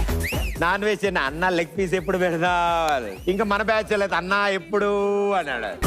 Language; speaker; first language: Telugu; native; Telugu